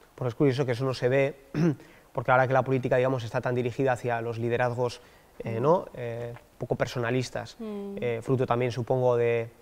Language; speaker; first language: Spanish; native; Spanish